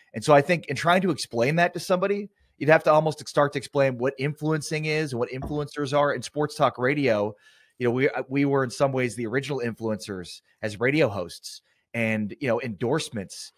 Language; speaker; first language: English; native; English